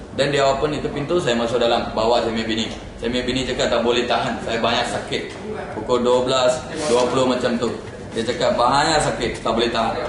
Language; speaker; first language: Malay; non-native, local second language; Tamil